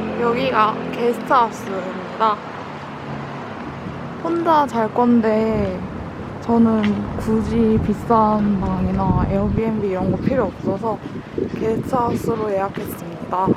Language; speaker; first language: Korean; native; Korean